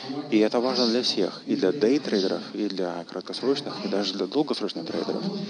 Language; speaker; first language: Russian; native; Russian